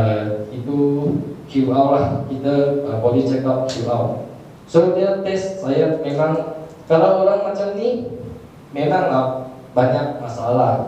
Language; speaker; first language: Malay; non-native, local second language; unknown